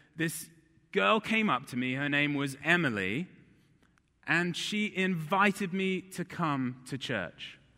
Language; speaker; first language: English; native; English